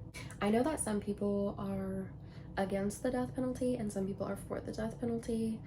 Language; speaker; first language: English; native; English